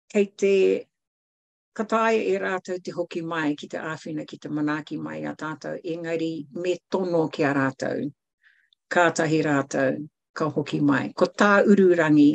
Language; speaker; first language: Māori; non-native, local second language; English